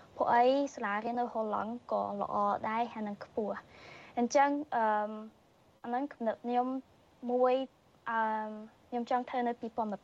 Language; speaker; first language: Khmer; early bilingual, heritage; Khmer